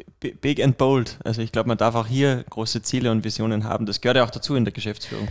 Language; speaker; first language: German; native; German